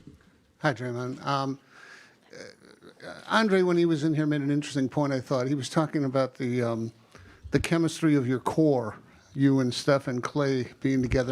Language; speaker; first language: English; native; English